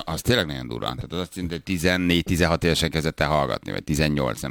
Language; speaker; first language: Hungarian; native; Hungarian